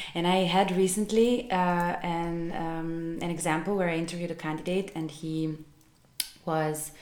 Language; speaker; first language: English; non-native, fluent; Serbian